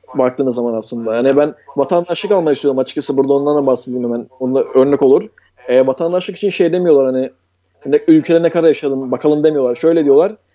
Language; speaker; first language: Turkish; native; Turkish